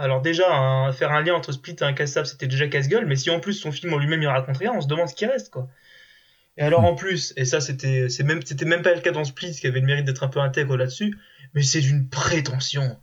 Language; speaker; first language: French; native; French